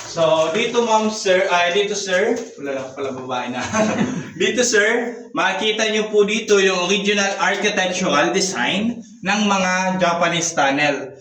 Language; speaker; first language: Filipino; non-native, local second language; Bikol